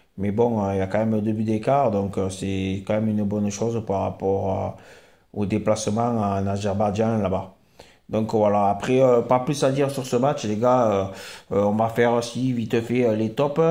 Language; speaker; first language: French; native; French